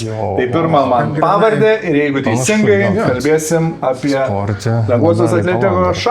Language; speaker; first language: Lithuanian; native; Lithuanian